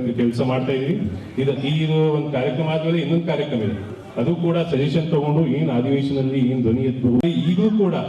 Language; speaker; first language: Kannada; non-native, local second language; Lambadi